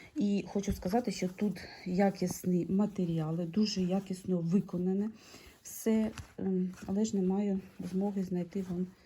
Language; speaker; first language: Ukrainian; non-native, local second language; Russian